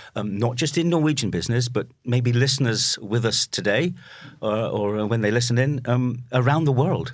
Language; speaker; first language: English; native; English